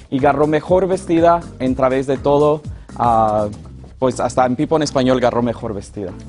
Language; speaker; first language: Spanish; early bilingual, heritage; Spanish